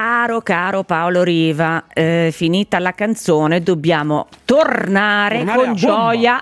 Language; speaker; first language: Italian; native; Italian